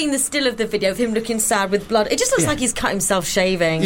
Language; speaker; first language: English; native; English